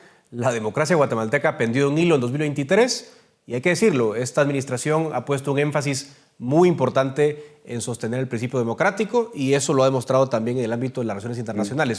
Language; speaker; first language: Spanish; native; Spanish